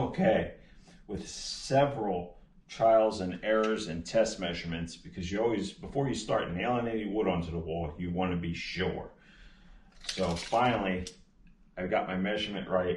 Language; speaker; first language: English; native; English